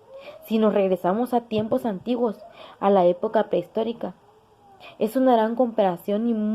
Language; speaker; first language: Spanish; native; Spanish